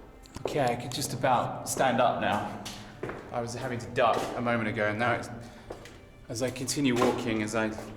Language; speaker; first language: English; native; English